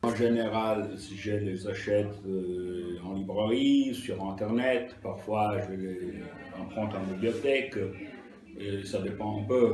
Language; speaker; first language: French; non-native, fluent; Italian